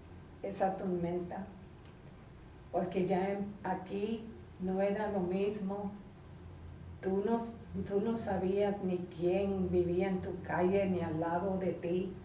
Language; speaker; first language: Spanish; early bilingual, heritage; Spanish